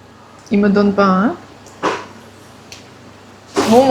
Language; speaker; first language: French; early bilingual, other home language; Chinese